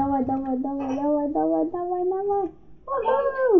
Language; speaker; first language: Russian; native; Russian